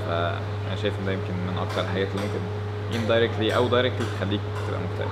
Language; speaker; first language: Arabic; native; Arabic